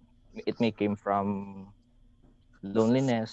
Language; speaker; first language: English; non-native, local second language; Hiligaynon